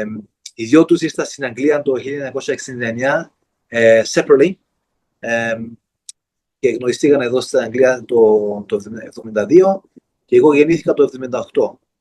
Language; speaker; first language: Greek; early bilingual, heritage; Greek